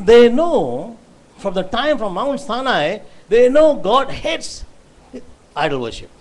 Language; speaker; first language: English; non-native, local second language; Tamil